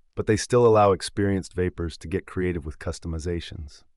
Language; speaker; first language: English; native; English